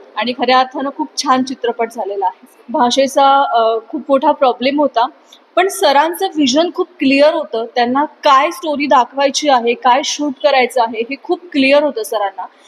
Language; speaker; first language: Marathi; native; Marathi